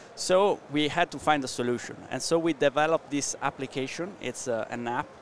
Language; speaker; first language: English; non-native, learner; Italian